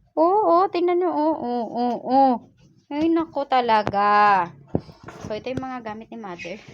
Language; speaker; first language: Filipino; non-native, local second language; Cebuano